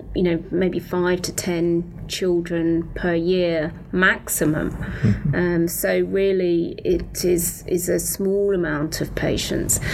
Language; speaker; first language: English; native; English